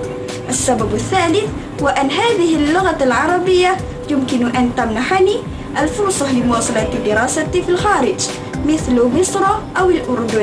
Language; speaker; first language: Arabic; non-native, learner; Malay